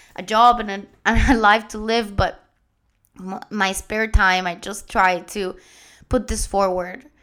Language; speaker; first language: English; non-native, fluent; Spanish